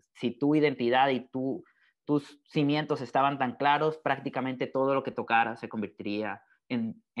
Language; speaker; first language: Spanish; native; Spanish